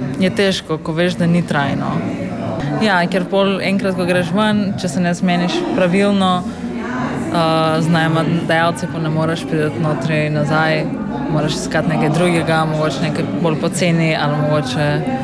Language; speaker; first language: Slovenian; non-native, fluent; Macedonian